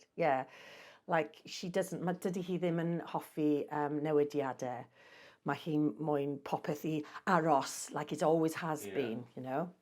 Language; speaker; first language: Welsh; non-native, local second language; English